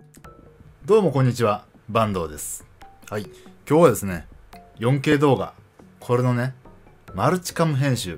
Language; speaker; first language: Japanese; native; Japanese